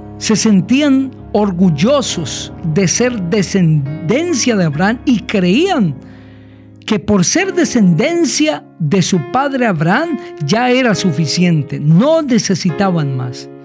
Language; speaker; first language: Spanish; native; Spanish